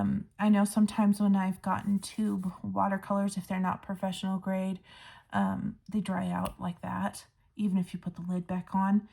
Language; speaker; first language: English; native; English